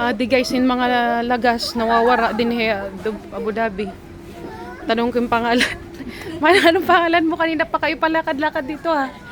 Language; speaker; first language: Filipino; non-native, local second language; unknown